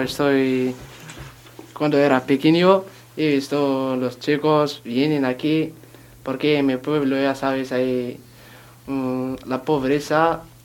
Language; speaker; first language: Spanish; non-native, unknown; Berber languages